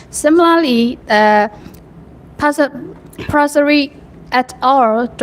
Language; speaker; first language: English; non-native, learner; Vietnamese